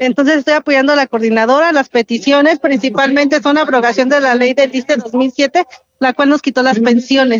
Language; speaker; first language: Spanish; native; Spanish